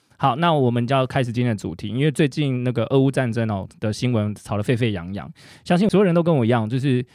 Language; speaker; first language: Chinese; native; Chinese